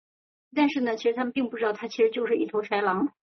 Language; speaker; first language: Chinese; native; Chinese